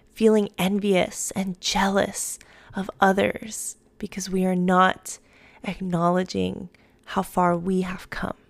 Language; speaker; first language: English; early bilingual, other home language; Spanish